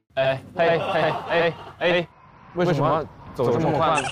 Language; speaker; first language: Chinese; native; Chinese